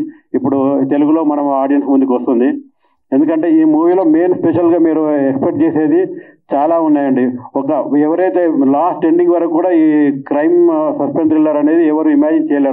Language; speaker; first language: Telugu; native; Telugu